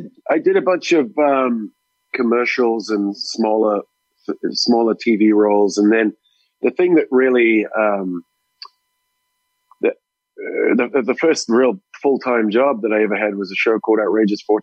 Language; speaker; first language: English; native; English